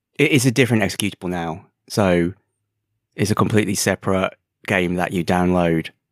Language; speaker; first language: English; native; English